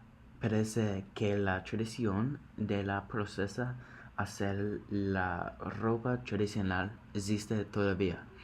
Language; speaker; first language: Spanish; non-native, learner; English